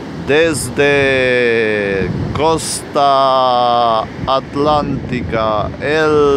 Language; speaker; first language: Spanish; non-native, fluent; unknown